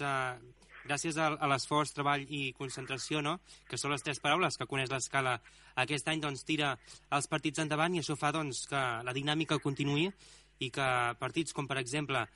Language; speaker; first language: Catalan; native; Catalan